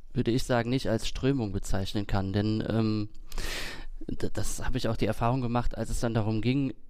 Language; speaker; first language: German; native; German